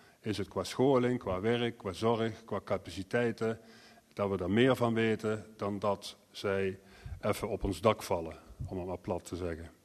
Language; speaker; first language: Dutch; native; Dutch